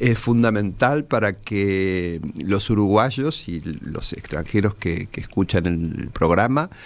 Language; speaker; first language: Spanish; native; Spanish